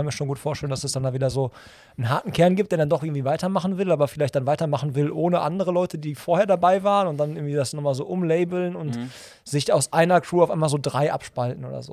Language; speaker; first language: German; native; German